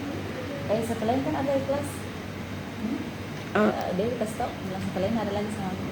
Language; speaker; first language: Indonesian; native; Indonesian